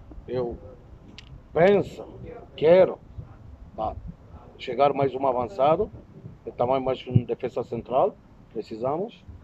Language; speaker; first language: Portuguese; non-native, learner; Romanian